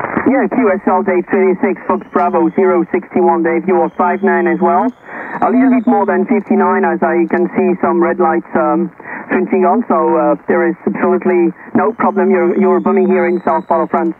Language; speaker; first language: English; non-native, fluent; French